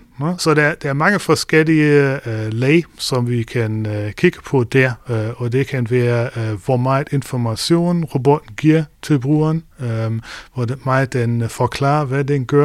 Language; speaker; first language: Danish; non-native, fluent; German